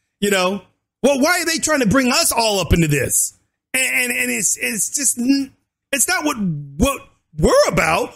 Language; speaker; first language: English; native; English